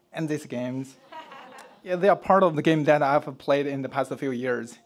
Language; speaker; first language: English; non-native, fluent; Chinese